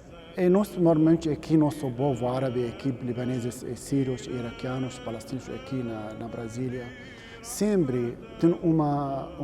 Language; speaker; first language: Portuguese; non-native, learner; Arabic